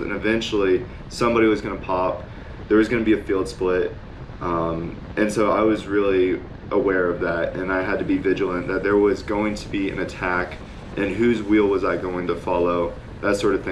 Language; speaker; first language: English; native; English